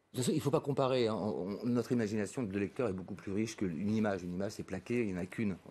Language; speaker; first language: French; native; French